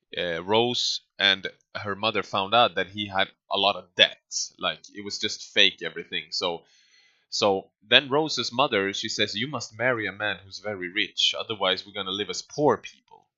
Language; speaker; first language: English; non-native, fluent; Swedish